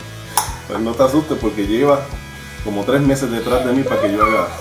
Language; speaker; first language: Spanish; native; Spanish